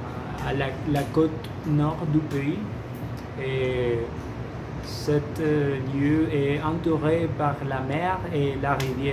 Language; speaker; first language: French; non-native, learner; Spanish